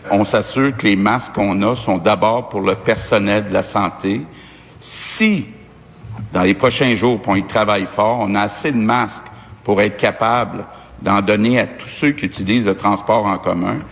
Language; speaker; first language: French; native; French